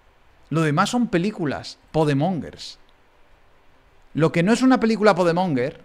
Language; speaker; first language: Spanish; native; Spanish